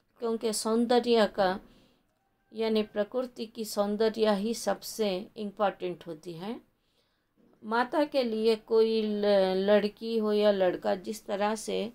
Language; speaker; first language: Hindi; non-native, local second language; Kannada